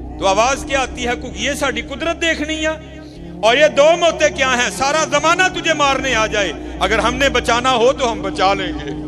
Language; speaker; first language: Urdu; non-native, local second language; Punjabi